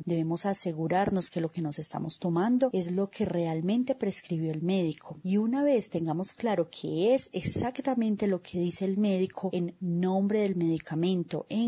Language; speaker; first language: Spanish; native; Spanish